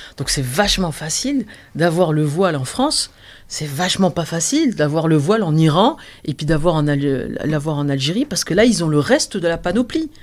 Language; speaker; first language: French; early bilingual, other home language; Arabic